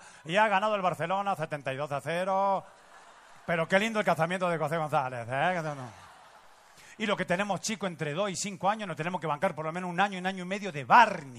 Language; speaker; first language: Spanish; native; Spanish